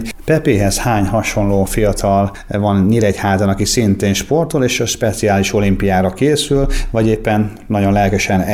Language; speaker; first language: Hungarian; native; Hungarian